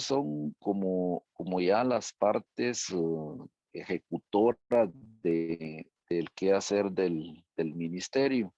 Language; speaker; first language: Spanish; native; Spanish